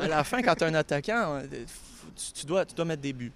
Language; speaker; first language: French; native; French